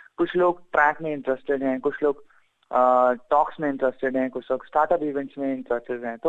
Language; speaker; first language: Hindi; native; Hindi